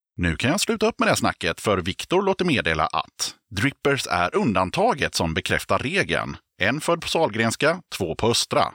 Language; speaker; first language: Swedish; native; Swedish